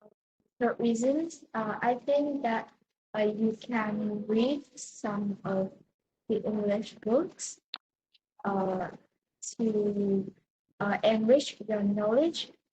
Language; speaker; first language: English; non-native, learner; Vietnamese